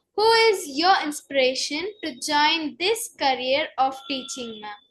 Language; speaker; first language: English; non-native, local second language; Kannada